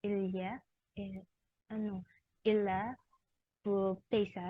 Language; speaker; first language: French; non-native, learner; Indonesian